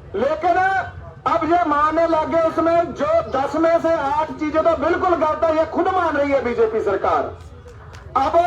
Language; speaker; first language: Hindi; native; Hindi